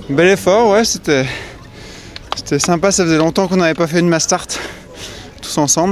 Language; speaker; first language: French; native; French